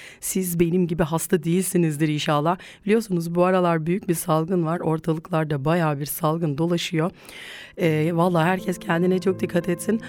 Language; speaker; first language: Turkish; native; Turkish